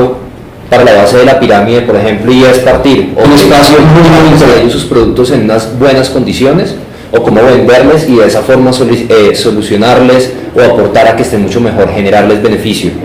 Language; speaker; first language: Spanish; native; Spanish